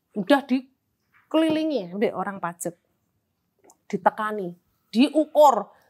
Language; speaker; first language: Indonesian; non-native, local second language; Javanese